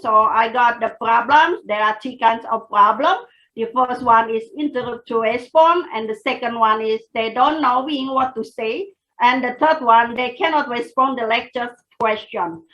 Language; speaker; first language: English; non-native, fluent; Indonesian